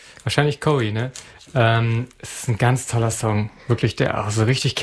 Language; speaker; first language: German; native; German